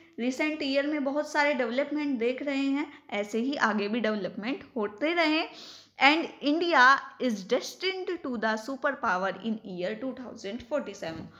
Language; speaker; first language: Hindi; native; Hindi